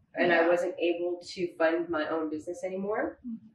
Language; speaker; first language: English; native; English